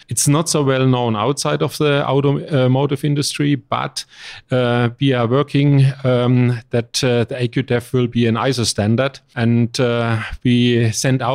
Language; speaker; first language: English; non-native, fluent; German